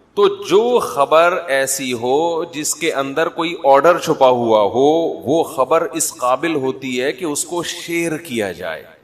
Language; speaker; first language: Urdu; native; Urdu